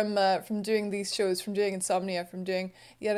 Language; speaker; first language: English; native; English